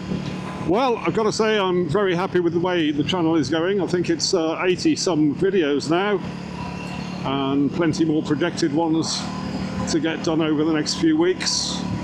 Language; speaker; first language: English; native; English